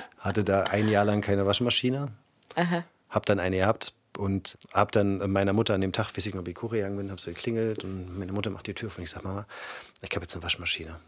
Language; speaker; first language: German; native; German